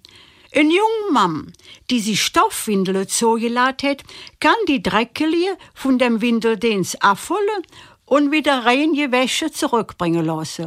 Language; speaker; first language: German; native; German